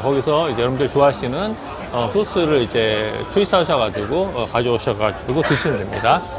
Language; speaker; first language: Korean; native; Korean